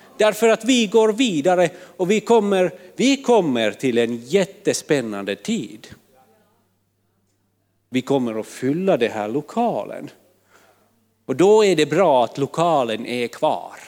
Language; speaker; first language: Swedish; non-native, fluent; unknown